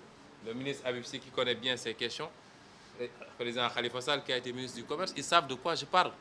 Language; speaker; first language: French; non-native, local second language; Wolof